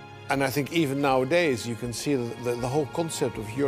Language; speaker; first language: English; non-native, fluent; Dutch